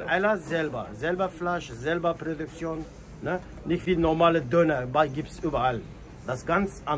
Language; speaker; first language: German; non-native, learner; Turkish